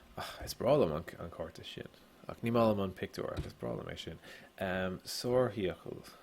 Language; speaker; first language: Irish; non-native, local second language; English